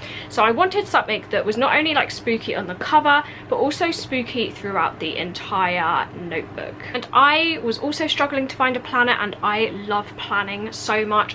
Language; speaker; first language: English; native; English